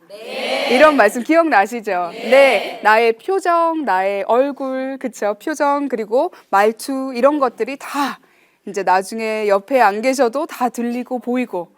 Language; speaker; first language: Korean; early bilingual, heritage; Korean